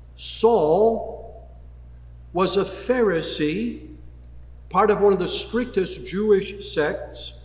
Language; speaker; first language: English; native; English